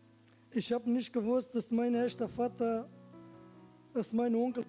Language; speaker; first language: German; non-native, learner; Turkish